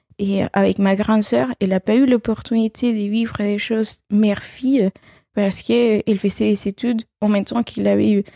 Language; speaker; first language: French; non-native, fluent; Spanish